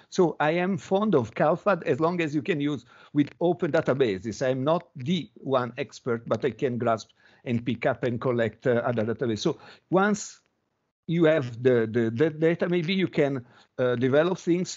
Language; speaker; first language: English; non-native, fluent; Italian